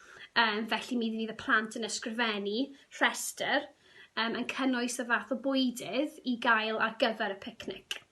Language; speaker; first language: Welsh; non-native, local second language; English